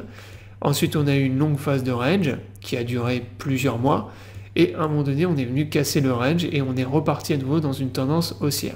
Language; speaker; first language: French; native; French